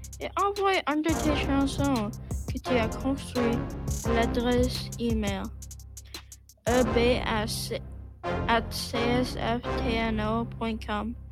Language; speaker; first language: French; non-native, learner; English